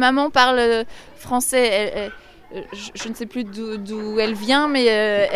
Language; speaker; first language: French; native; French